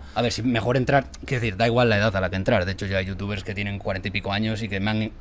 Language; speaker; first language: Spanish; native; Spanish